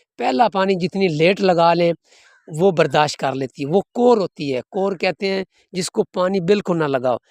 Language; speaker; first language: Urdu; non-native, local second language; Punjabi